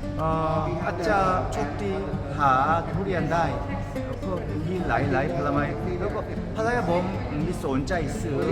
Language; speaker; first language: Thai; non-native, learner; Korean